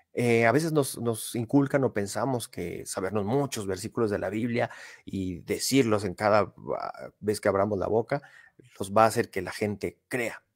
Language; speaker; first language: Spanish; native; Spanish